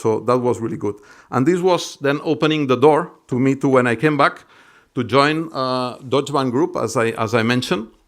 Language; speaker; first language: English; non-native, fluent; Catalan